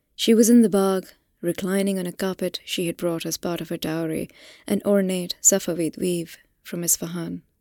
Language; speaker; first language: English; non-native, local second language; Hindi